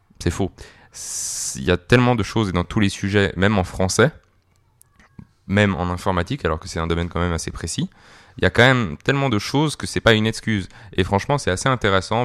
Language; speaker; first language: French; native; French